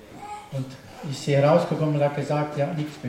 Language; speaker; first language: German; non-native, learner; Romanian